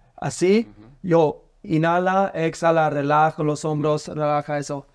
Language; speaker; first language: Spanish; non-native, learner; English